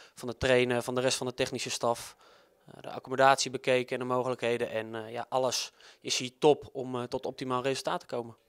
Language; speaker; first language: Dutch; native; Dutch